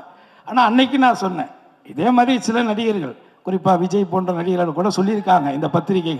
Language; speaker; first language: Tamil; native; Tamil